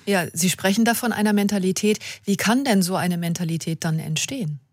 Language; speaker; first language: German; native; German